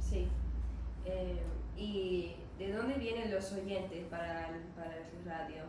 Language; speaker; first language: Spanish; non-native, learner; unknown